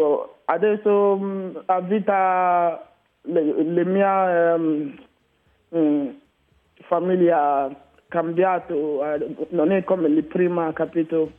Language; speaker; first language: Italian; non-native, learner; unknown